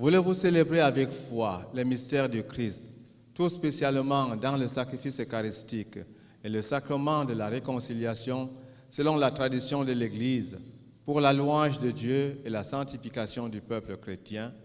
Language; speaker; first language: French; native; French